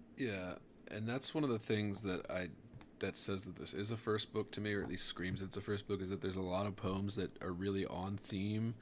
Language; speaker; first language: English; native; English